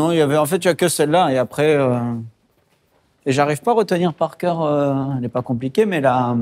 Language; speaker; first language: French; native; French